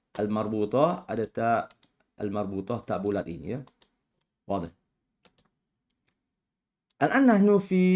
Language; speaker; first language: Arabic; non-native, fluent; Malay